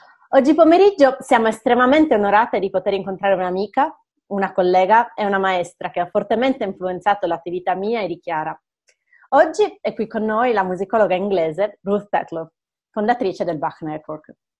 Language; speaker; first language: Italian; native; Italian